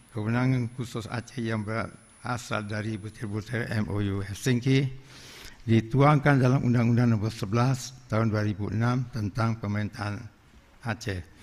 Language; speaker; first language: Indonesian; non-native, local second language; Achinese